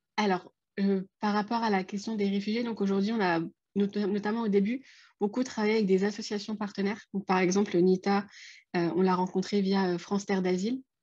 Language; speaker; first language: French; native; French